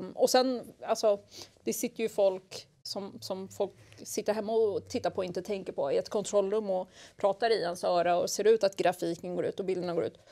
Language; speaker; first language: Swedish; non-native, local second language; Assyrian Neo-Aramaic